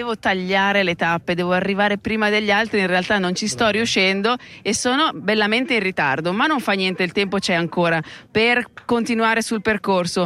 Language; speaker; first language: Italian; native; Italian